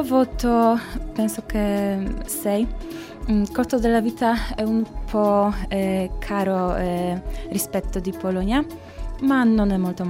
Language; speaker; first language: Italian; non-native, learner; Polish